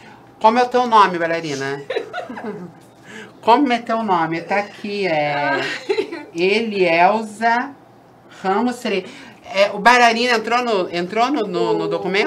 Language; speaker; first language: Portuguese; native; Portuguese